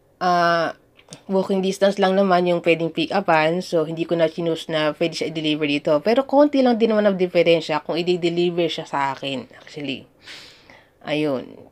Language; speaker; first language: Filipino; native; Filipino